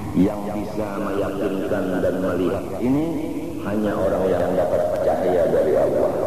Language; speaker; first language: Malay; non-native, local second language; Banjar